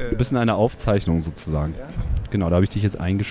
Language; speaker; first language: German; native; German